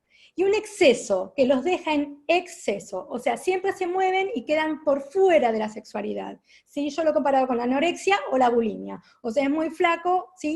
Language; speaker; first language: Spanish; native; Spanish